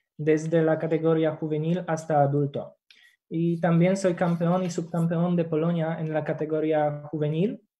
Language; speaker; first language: Spanish; non-native, fluent; Polish